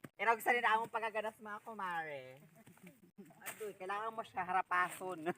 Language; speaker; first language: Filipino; non-native, local second language; Hiligaynon